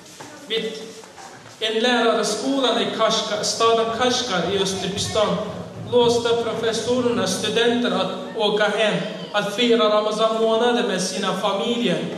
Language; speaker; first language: Swedish; non-native, fluent; Uyghur